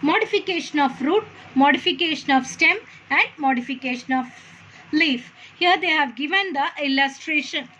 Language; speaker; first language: English; non-native, local second language; Tamil